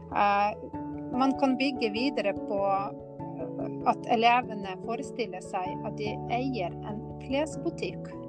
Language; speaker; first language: Norwegian; non-native, fluent; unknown